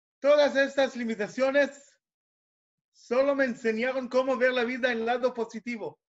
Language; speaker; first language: Spanish; non-native, fluent; Hebrew